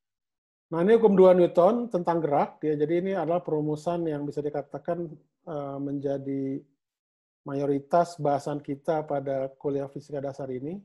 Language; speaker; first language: Indonesian; native; Indonesian